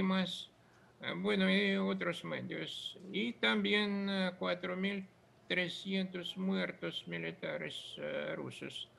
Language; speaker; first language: Spanish; non-native, fluent; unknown